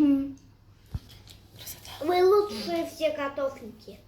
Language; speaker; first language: Russian; early bilingual, heritage; Azerbaijani